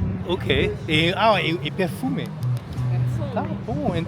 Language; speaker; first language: Portuguese; non-native, learner; French